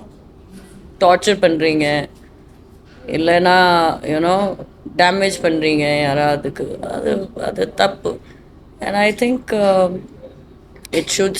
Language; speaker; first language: Tamil; non-native, fluent; Hindi